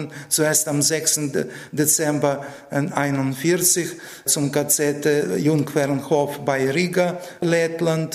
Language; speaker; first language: German; non-native, fluent; Russian